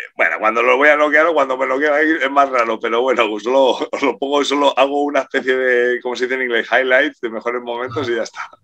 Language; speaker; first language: Spanish; native; Spanish